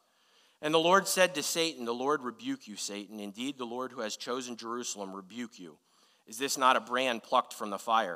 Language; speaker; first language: English; native; English